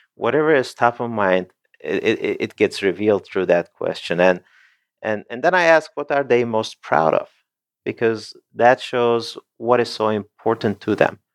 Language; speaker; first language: English; non-native, fluent; Turkish